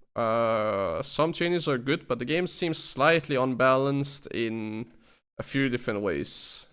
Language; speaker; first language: English; non-native, fluent; Danish